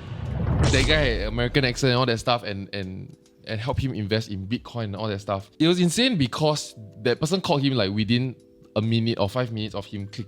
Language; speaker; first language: English; native; English